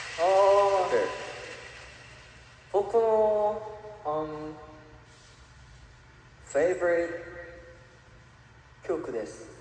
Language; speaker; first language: Japanese; non-native, learner; Korean